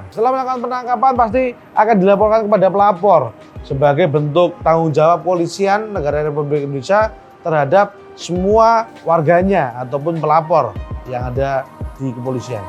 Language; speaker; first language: Indonesian; native; Indonesian